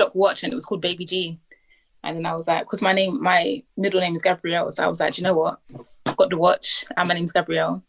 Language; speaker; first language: English; native; English